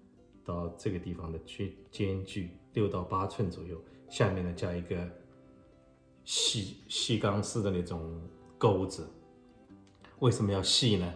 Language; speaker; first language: Chinese; native; Chinese